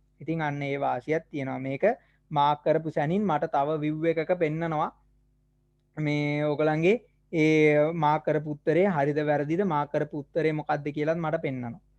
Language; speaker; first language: Sinhala; native; Sinhala